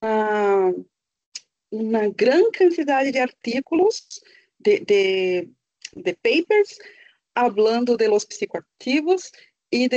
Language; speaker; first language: Spanish; non-native, fluent; Portuguese